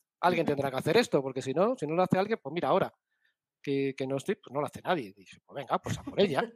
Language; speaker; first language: Spanish; native; Spanish